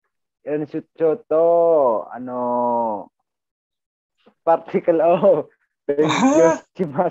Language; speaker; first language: Japanese; non-native, learner; Indonesian